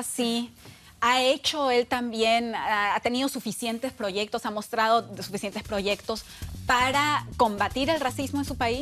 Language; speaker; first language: Spanish; native; Spanish